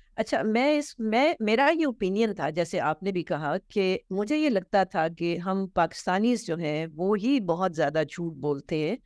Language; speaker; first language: Urdu; native; Urdu